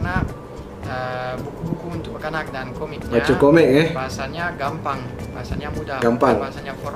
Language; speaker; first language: Indonesian; non-native, fluent; French